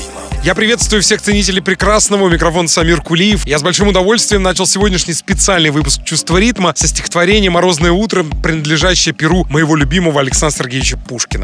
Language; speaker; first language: Russian; native; Russian